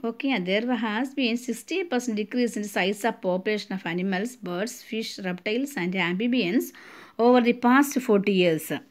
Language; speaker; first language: English; non-native, local second language; Tamil